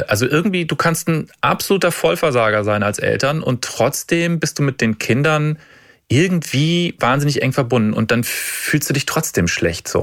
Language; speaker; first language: German; native; German